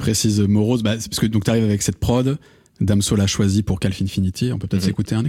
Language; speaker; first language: French; native; French